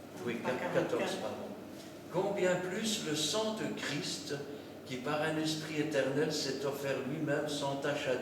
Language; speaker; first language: French; native; French